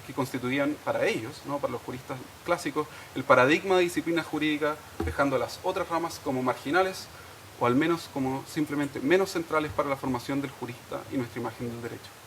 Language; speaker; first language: Spanish; native; Spanish